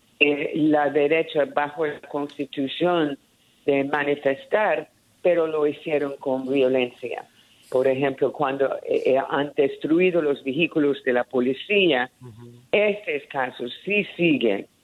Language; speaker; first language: Spanish; early bilingual, heritage; Spanish